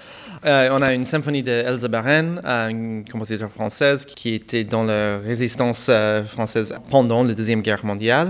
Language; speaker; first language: French; non-native, fluent; English